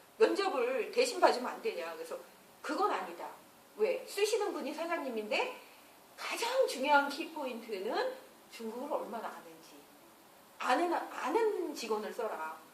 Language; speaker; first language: Korean; native; Korean